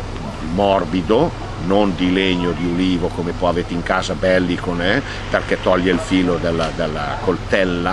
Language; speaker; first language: Italian; native; Italian